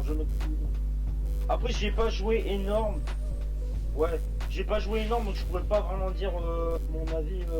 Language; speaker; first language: French; native; French